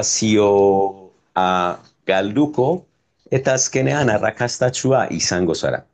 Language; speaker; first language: Basque; non-native, fluent; Spanish